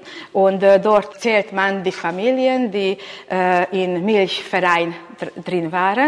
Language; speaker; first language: German; non-native, local second language; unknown